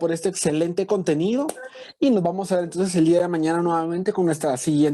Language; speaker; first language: Spanish; native; Spanish